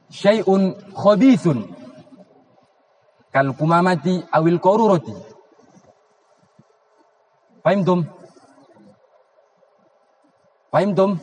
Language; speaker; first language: Arabic; non-native, learner; Indonesian